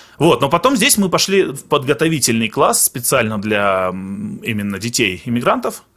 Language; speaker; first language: Russian; early bilingual, other home language; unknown